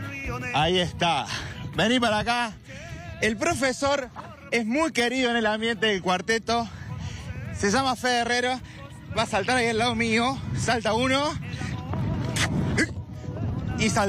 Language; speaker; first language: Spanish; native; Spanish